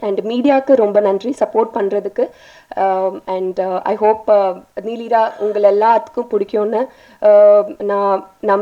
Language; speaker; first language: Tamil; non-native, learner; Telugu